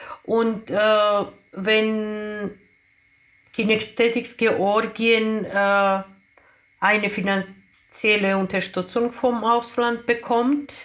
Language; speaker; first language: German; non-native, fluent; Georgian